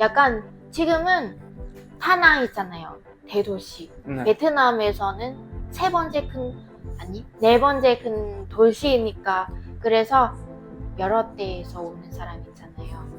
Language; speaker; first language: Korean; non-native, fluent; Vietnamese